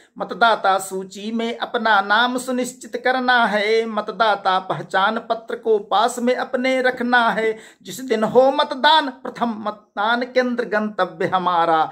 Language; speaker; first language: Hindi; native; Hindi